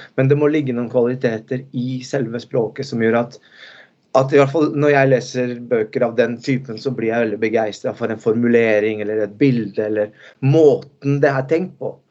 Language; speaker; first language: Norwegian; early bilingual, other home language; Spanish